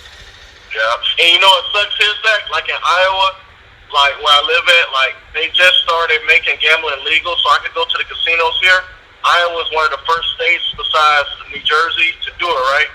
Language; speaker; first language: English; native; English